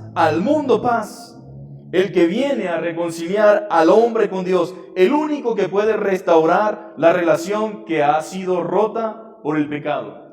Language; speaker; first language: Spanish; native; Spanish